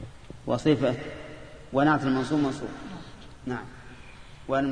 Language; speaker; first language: Arabic; native; Arabic